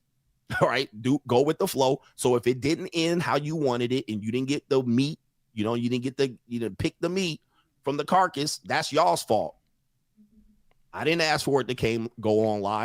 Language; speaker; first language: English; native; English